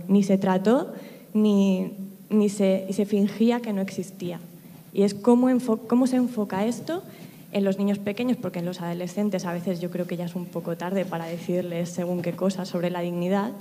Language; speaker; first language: Spanish; native; Spanish